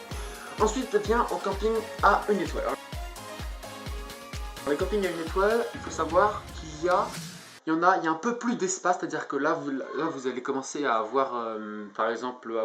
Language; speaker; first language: French; native; French